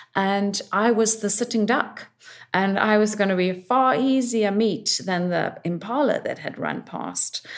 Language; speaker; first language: English; native; English